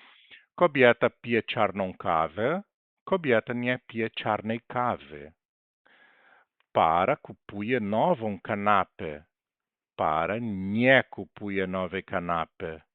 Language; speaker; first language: Polish; non-native, learner; Portuguese